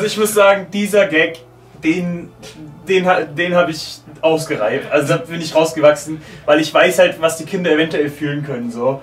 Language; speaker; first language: German; native; German